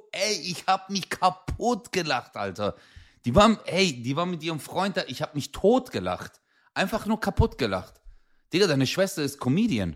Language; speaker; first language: German; early bilingual, other home language; Turkish